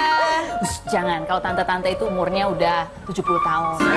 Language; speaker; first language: Indonesian; native; Indonesian